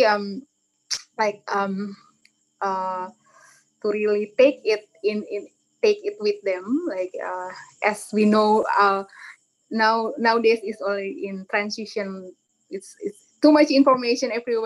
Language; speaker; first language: English; non-native, learner; Indonesian